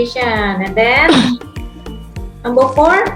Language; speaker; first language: English; non-native, fluent; Indonesian